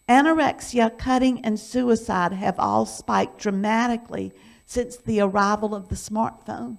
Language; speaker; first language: English; native; English